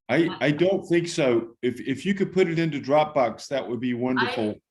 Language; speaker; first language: English; native; English